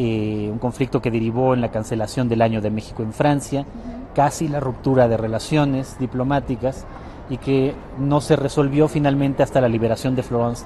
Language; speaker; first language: Spanish; native; Spanish